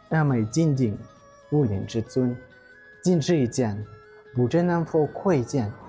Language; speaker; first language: Chinese; non-native, fluent; Russian